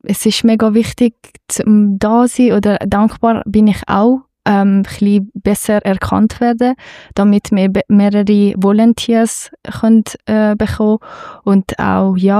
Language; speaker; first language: German; non-native, fluent; Persian